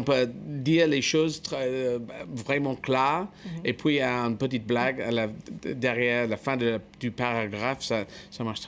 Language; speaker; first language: French; non-native, fluent; English